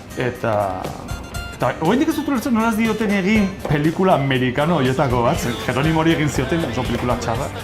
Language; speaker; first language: Basque; non-native, local second language; Spanish